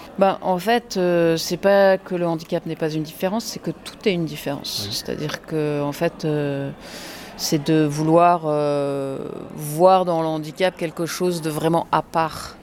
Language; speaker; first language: French; early bilingual, other home language; English